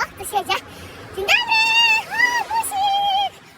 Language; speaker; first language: Polish; native; Polish